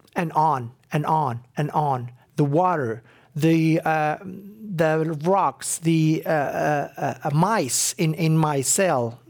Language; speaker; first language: English; non-native, fluent; Arabic